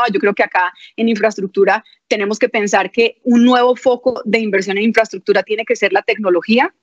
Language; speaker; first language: Spanish; native; Spanish